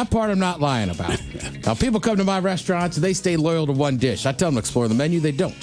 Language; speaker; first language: English; native; English